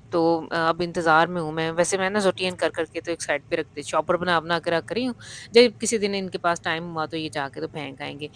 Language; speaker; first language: Urdu; non-native, local second language; Punjabi